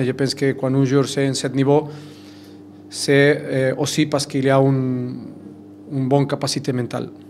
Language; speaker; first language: French; non-native, fluent; Spanish